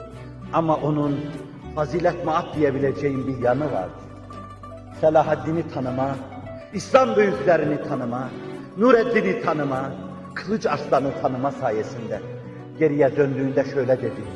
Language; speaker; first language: Turkish; native; Turkish